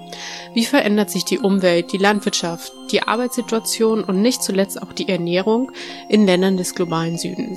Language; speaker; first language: German; native; German